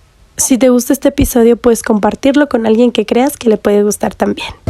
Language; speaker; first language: Spanish; native; Spanish